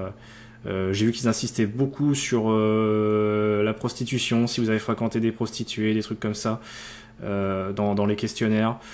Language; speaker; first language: French; native; French